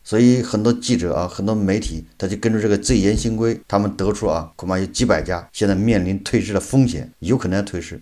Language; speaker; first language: Chinese; native; Chinese